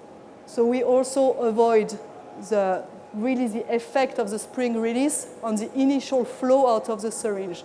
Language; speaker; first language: English; non-native, fluent; French